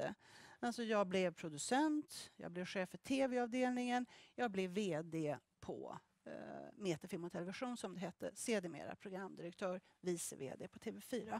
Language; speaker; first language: Swedish; native; Swedish